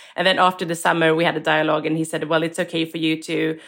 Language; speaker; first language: English; non-native, fluent; Swedish